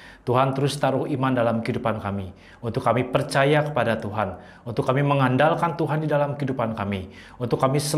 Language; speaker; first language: Indonesian; native; Indonesian